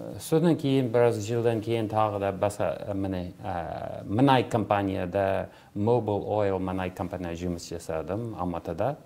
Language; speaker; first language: Kazakh; non-native, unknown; English